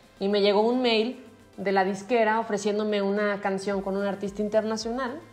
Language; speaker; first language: Spanish; native; Spanish